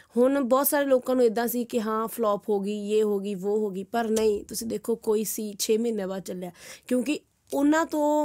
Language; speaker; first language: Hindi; non-native, local second language; Punjabi